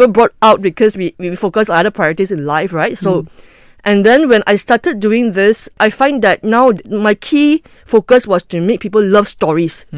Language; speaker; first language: English; non-native, local second language; Cantonese